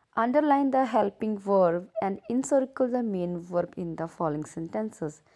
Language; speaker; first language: English; non-native, local second language; Punjabi